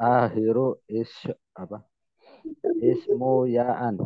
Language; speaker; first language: Arabic; non-native, learner; Indonesian